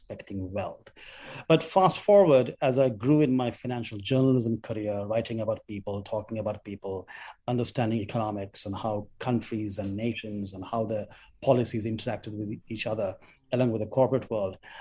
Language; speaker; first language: English; non-native, local second language; Bangla